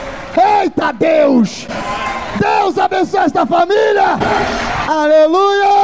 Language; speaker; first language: Portuguese; native; Portuguese